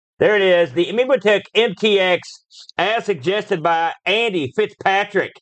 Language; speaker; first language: English; native; English